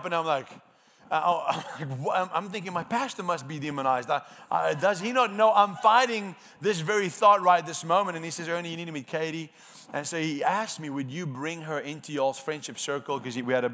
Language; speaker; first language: English; non-native, local second language; Afrikaans